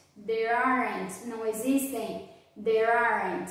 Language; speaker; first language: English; non-native, fluent; Portuguese